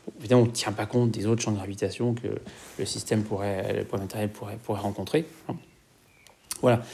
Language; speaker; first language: French; native; French